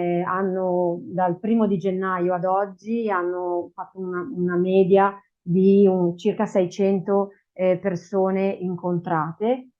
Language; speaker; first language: Italian; native; Italian